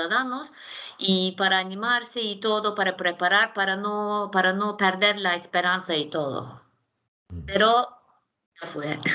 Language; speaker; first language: Spanish; non-native, fluent; Turkish